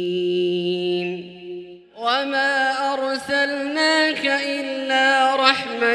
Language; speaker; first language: Arabic; native; Arabic